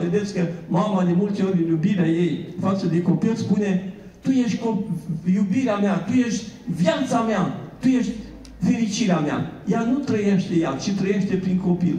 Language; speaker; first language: Romanian; native; Romanian